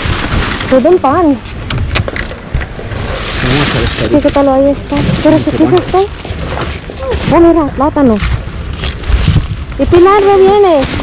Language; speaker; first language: Spanish; non-native, learner; Filipino